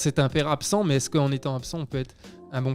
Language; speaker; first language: French; native; French